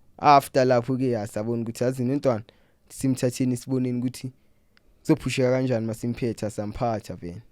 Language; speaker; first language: Zulu; non-native, local second language; Southern Sotho